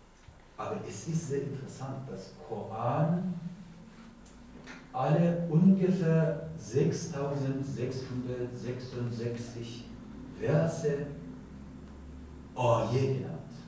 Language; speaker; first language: German; non-native, learner; Persian